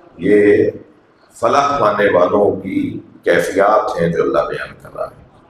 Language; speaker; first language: Urdu; native; Urdu